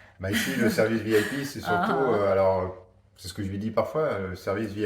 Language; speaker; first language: French; native; French